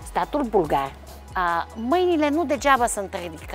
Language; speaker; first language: Romanian; non-native, fluent; Bulgarian